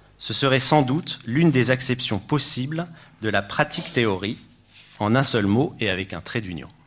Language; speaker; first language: French; native; French